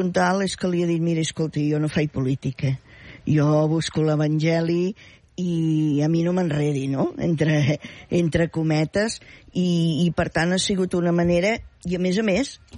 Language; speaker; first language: Catalan; native; Catalan